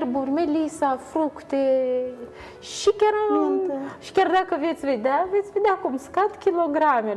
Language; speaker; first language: Romanian; native; Romanian